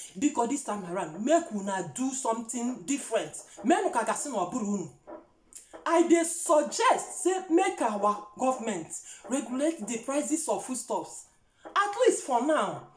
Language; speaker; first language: Nigerian Pidgin; non-native, local second language; Igbo